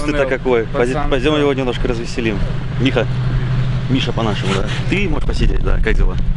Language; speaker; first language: Russian; native; Russian